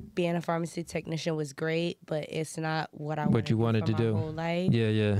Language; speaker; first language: English; native; English